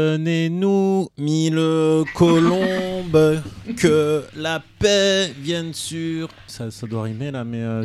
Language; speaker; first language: French; native; French